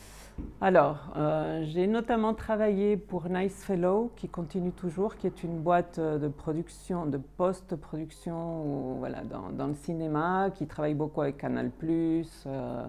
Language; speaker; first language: French; native; French